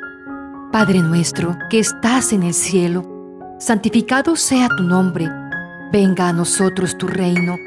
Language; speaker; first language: Spanish; native; Spanish